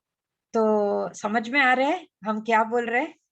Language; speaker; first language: Hindi; non-native, local second language; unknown